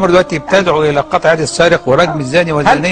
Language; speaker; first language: Arabic; native; Arabic